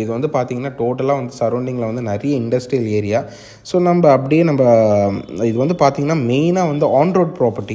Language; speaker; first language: Tamil; native; Tamil